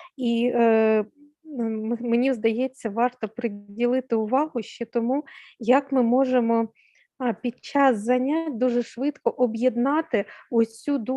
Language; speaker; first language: Ukrainian; native; Ukrainian